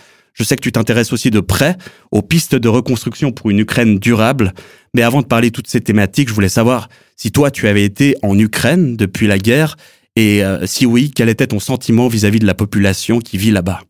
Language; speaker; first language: French; native; French